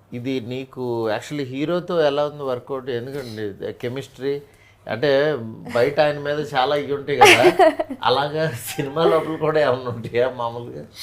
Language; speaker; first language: Telugu; native; Telugu